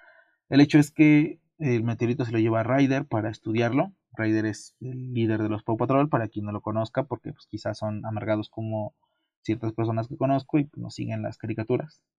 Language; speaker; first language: Spanish; native; Spanish